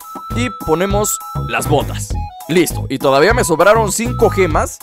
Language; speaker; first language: Spanish; native; Spanish